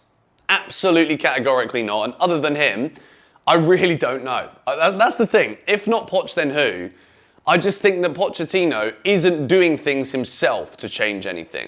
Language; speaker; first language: English; native; English